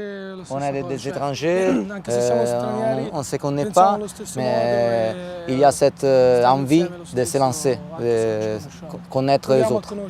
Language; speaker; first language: French; non-native, fluent; Italian